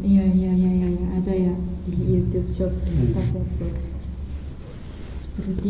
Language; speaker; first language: Indonesian; non-native, fluent; Japanese